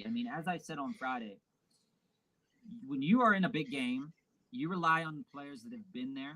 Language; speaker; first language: English; native; English